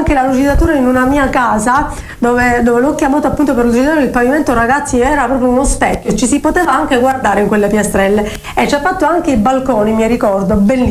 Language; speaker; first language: Italian; native; Italian